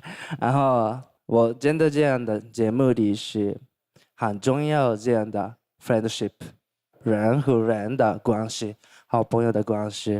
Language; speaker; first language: Chinese; non-native, fluent; Thai